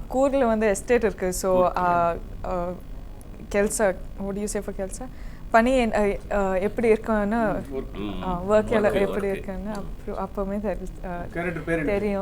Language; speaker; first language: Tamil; non-native, learner; Kannada